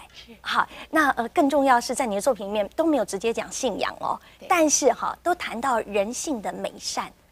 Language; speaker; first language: Chinese; native; Chinese